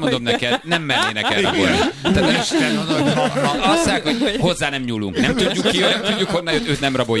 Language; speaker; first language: Hungarian; native; Hungarian